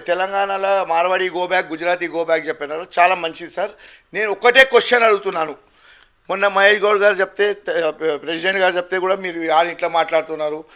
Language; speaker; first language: Telugu; non-native, local second language; Gujarati